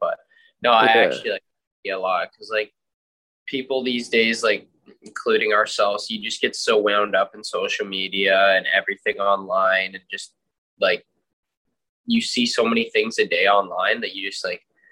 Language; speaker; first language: English; native; English